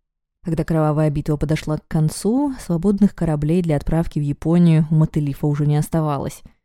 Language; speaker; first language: Russian; native; Russian